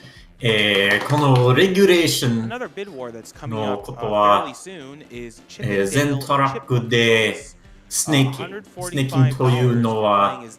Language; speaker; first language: Japanese; non-native, learner; English